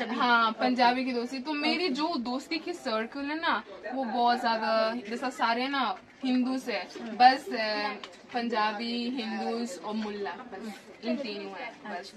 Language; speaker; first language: Hindi; non-native, learner; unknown